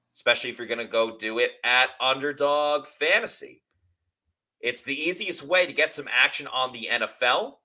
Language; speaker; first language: English; native; English